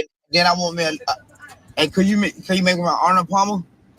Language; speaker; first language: English; native; English